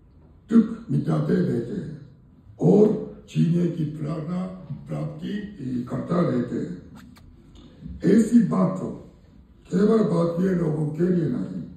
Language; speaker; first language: Hindi; non-native, fluent; Japanese